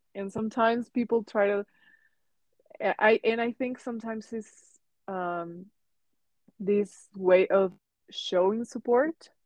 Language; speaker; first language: English; non-native, fluent; Spanish